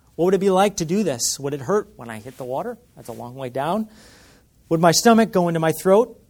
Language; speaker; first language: English; native; English